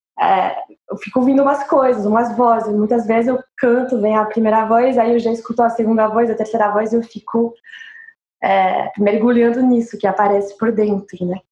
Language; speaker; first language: Portuguese; non-native, fluent; French